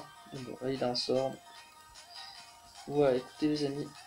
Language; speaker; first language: French; native; French